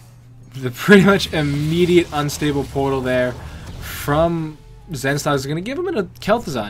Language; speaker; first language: English; native; English